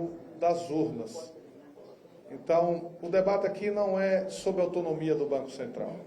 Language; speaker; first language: Portuguese; native; Portuguese